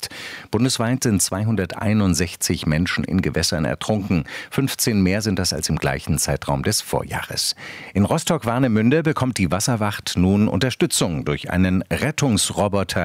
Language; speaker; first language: German; native; German